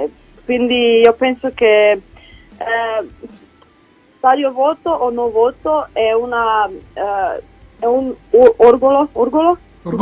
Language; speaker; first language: Italian; non-native, learner; Slovenian